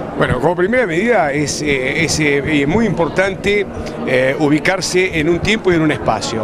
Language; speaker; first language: Spanish; native; Spanish